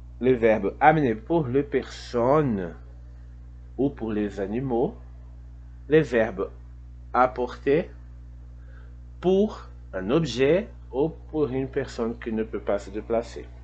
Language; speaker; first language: French; non-native, fluent; Portuguese